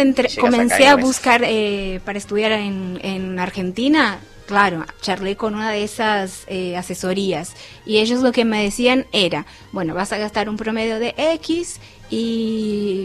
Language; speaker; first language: Spanish; non-native, fluent; Portuguese